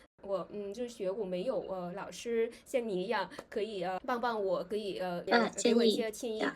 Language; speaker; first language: Chinese; non-native, fluent; Vietnamese